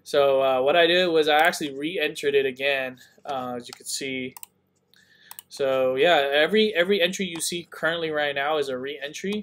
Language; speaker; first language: English; native; English